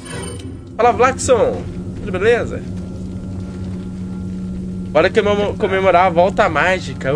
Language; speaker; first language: Portuguese; native; Portuguese